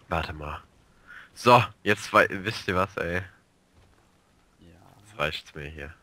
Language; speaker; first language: German; native; German